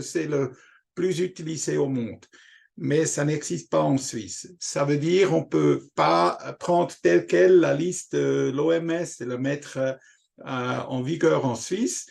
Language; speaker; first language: French; non-native, local second language; German